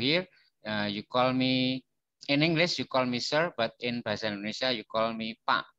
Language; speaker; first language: English; non-native, fluent; Indonesian